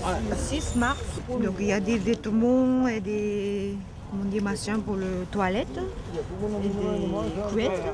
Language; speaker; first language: French; non-native, fluent; Japanese